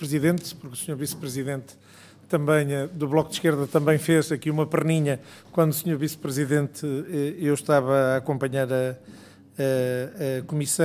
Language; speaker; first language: Portuguese; native; Portuguese